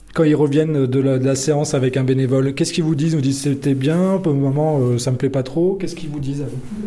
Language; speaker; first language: French; native; French